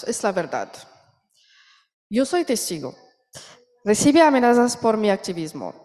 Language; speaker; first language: Spanish; non-native, learner; Arabic